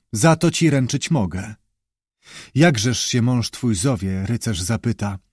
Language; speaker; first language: Polish; native; Polish